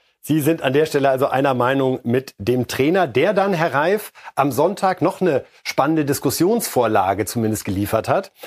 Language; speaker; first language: German; native; German